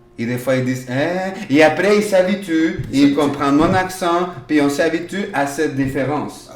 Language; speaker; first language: French; non-native, fluent; Spanish